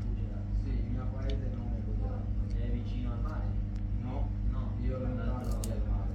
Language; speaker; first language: Italian; non-native, learner; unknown